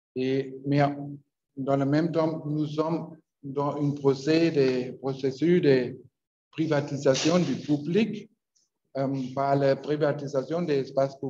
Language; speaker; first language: French; non-native, learner; Spanish